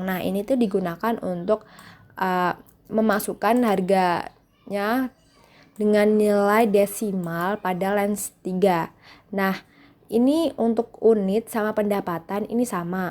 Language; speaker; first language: Indonesian; native; Indonesian